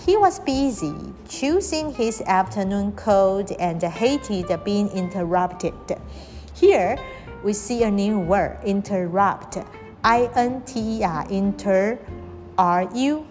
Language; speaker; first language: English; non-native, fluent; Chinese